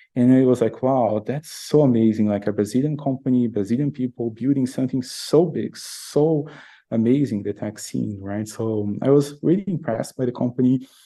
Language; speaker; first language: English; non-native, fluent; Portuguese